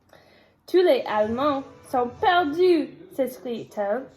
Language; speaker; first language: French; non-native, learner; English